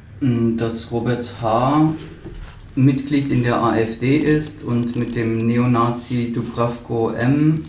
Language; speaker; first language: German; native; German